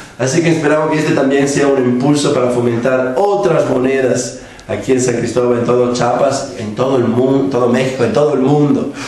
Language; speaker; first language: Spanish; non-native, fluent; Italian